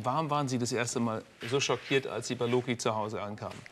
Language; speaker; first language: German; native; German